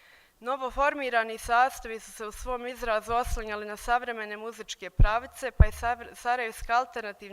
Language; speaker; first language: Bosnian; native; Bosnian